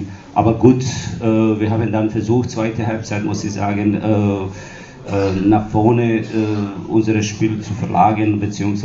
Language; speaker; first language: German; non-native, fluent; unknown